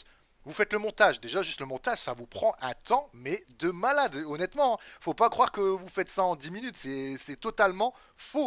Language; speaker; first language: French; native; French